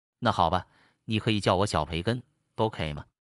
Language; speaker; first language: Chinese; non-native, learner; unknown